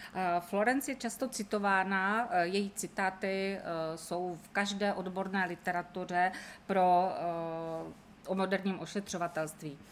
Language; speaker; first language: Czech; native; Czech